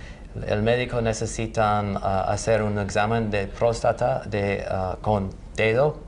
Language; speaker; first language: Spanish; non-native, learner; English